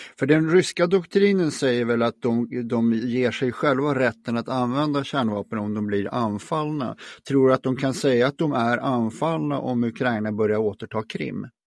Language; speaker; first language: Swedish; native; Swedish